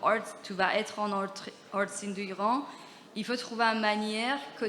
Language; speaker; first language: French; non-native, fluent; Persian